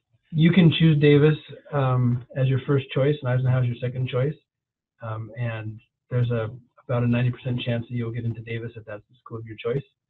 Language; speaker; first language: English; native; English